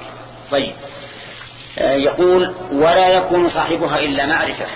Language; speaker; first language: Arabic; native; Arabic